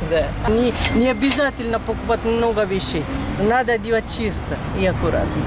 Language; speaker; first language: Russian; non-native, learner; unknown